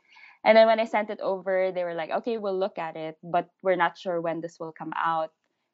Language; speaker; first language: English; native; English